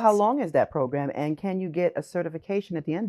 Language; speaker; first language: English; native; English